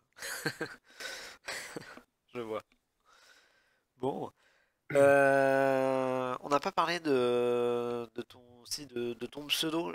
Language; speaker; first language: French; native; French